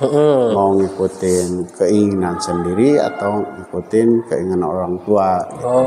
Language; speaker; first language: Indonesian; native; Indonesian